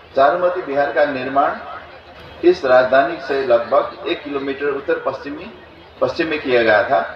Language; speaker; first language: Hindi; non-native, fluent; Newari